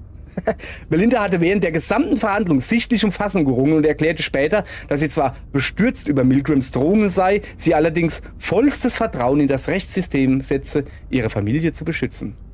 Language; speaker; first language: German; native; German